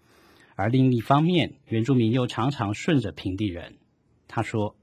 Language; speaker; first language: Chinese; native; Chinese